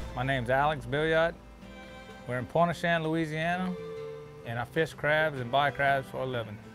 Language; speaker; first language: English; native; English